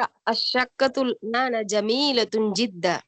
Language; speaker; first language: Arabic; non-native, learner; Tamil